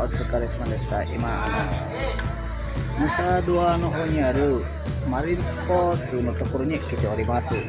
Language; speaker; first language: Japanese; non-native, fluent; Indonesian